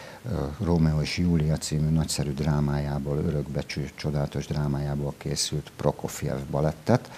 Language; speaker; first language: Hungarian; native; Hungarian